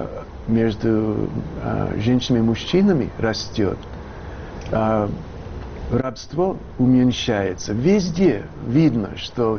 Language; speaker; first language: Russian; non-native, fluent; English